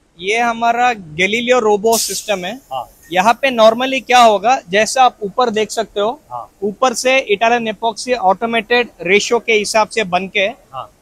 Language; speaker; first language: Hindi; non-native, local second language; Kannada